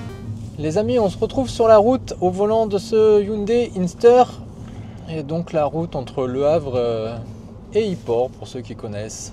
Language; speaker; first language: French; native; French